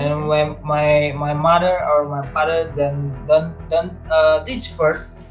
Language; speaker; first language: English; non-native, learner; Indonesian